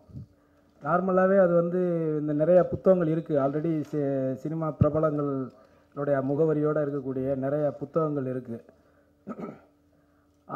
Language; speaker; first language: Tamil; native; Tamil